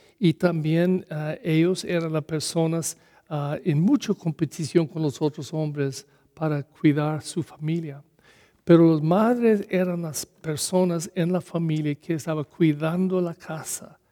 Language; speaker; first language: Spanish; non-native, learner; English